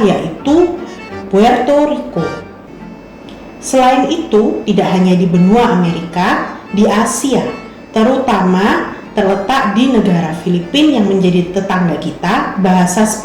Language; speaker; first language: Indonesian; native; Indonesian